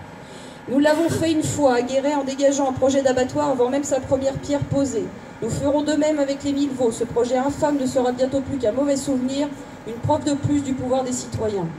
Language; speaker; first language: French; native; French